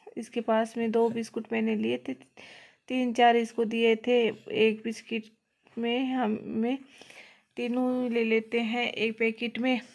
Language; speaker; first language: Hindi; native; Hindi